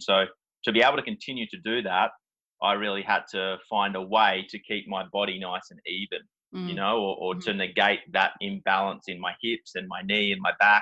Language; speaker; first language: English; native; English